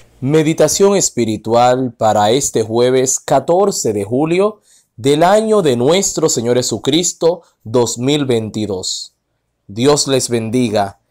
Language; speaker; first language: Spanish; non-native, fluent; Haitian Creole